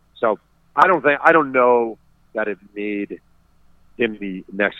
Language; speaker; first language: English; native; English